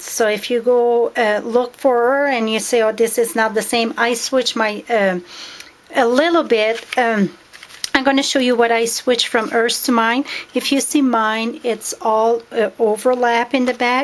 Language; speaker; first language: English; non-native, fluent; French